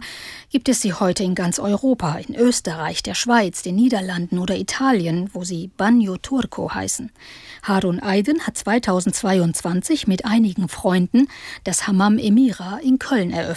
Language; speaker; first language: German; native; German